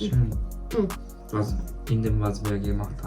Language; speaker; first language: German; non-native, learner; Japanese